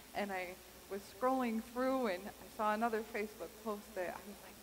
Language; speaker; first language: English; native; English